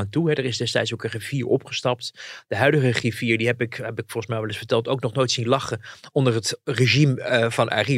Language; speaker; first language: Dutch; native; Dutch